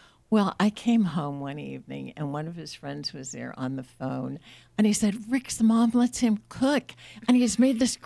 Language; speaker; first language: English; native; English